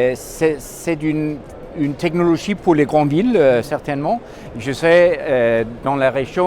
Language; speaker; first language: French; non-native, fluent; Danish